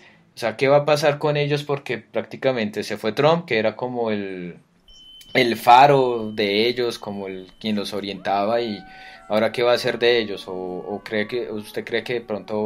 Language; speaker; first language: Spanish; native; Spanish